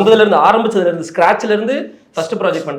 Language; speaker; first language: Tamil; native; Tamil